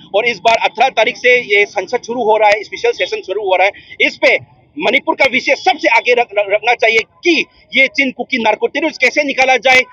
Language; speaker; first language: Hindi; non-native, local second language; Manipuri